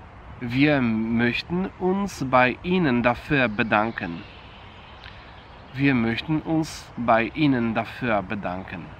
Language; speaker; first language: German; non-native, fluent; Polish